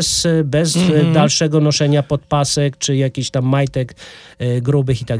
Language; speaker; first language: Polish; native; Polish